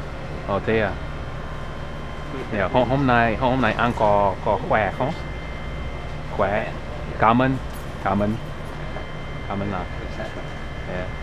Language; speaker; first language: Vietnamese; non-native, learner; English